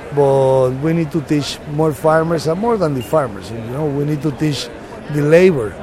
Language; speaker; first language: English; non-native, fluent; Spanish